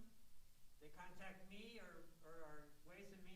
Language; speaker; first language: English; native; English